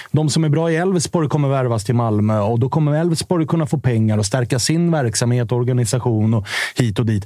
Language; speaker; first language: Swedish; native; Swedish